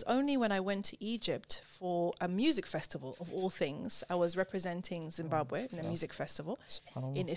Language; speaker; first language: English; native; English